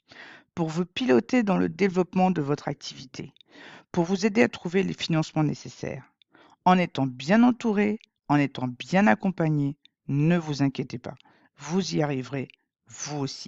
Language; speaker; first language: French; native; French